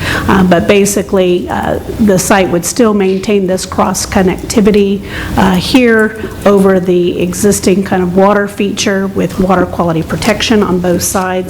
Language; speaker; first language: English; native; English